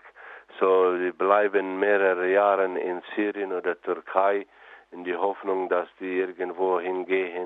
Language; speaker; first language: German; non-native, learner; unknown